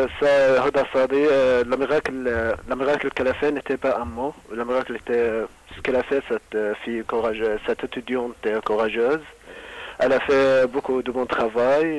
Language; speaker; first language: French; non-native, learner; Arabic